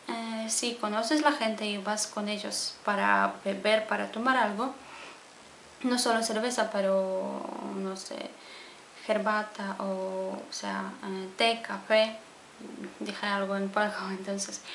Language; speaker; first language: Spanish; non-native, fluent; Polish